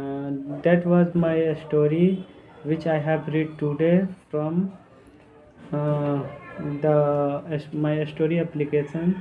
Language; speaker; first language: English; non-native, learner; Hindi